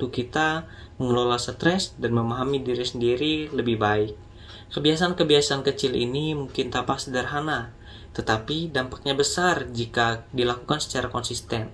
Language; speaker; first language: Indonesian; native; Indonesian